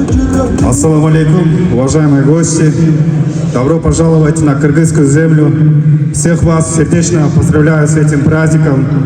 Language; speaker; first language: Russian; non-native, local second language; Romanian